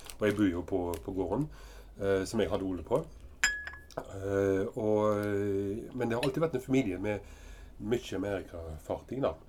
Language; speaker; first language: Norwegian; early bilingual, heritage; Norwegian